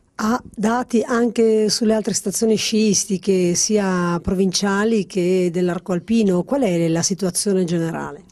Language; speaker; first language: Italian; native; Italian